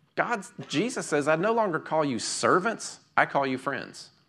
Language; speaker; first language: English; native; English